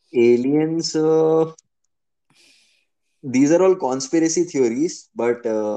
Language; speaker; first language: English; non-native, local second language; Hindi